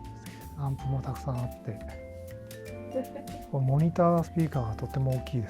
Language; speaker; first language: Japanese; native; Japanese